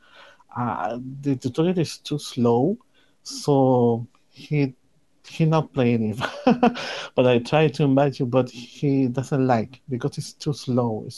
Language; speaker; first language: English; non-native, learner; Spanish